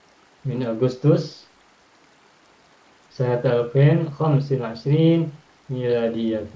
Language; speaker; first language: Arabic; non-native, fluent; Indonesian